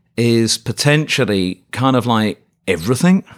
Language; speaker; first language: English; native; English